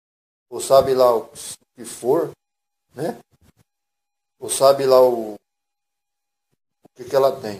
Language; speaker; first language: Portuguese; native; Portuguese